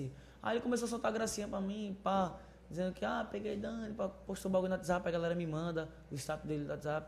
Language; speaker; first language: Portuguese; native; Portuguese